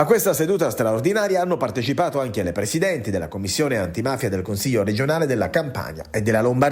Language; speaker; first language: Italian; native; Italian